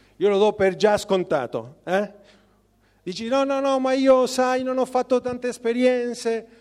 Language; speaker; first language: Italian; non-native, fluent; Spanish